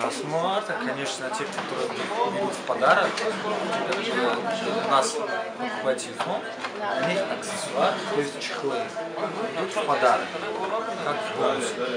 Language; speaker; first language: Russian; non-native, local second language; Tajik